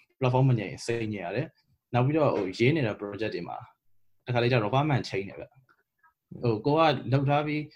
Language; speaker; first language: Burmese; native; Burmese